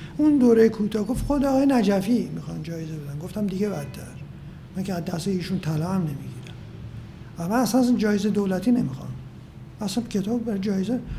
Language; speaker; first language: Persian; non-native, local second language; Armenian